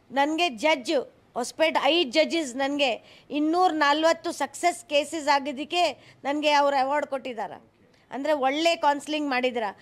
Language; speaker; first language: Kannada; non-native, local second language; Hindi